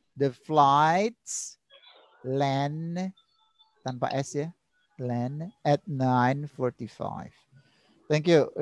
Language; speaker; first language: English; non-native, learner; Indonesian